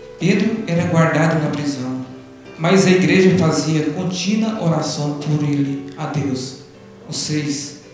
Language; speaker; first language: Portuguese; native; Portuguese